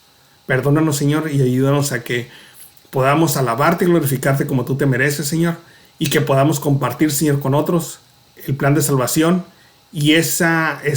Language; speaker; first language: Spanish; native; Spanish